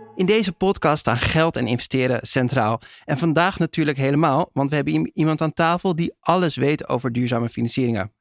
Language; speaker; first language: Dutch; native; Dutch